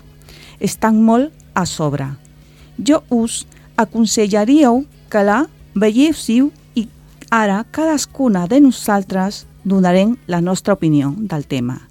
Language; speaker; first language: Catalan; non-native, learner; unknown